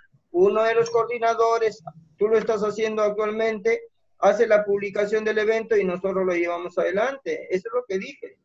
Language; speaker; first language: Spanish; native; Spanish